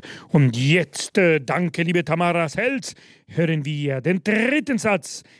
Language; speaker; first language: German; non-native, fluent; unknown